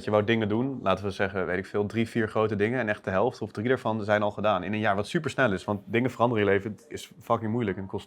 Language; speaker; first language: Dutch; native; Dutch